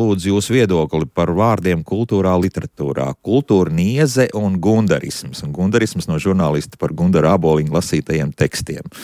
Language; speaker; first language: Latvian; native; Latvian